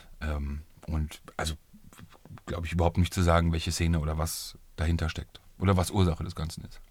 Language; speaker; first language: German; native; German